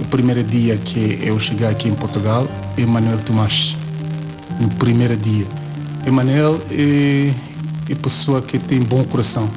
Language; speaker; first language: Portuguese; non-native, learner; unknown